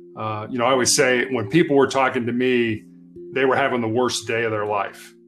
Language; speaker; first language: English; native; English